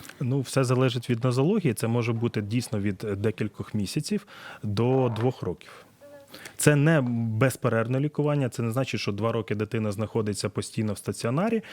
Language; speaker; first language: Ukrainian; native; Ukrainian